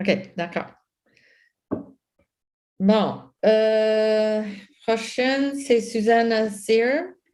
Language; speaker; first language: French; non-native, local second language; English